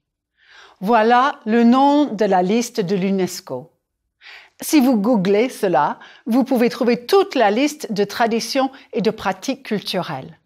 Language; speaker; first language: French; non-native, fluent; English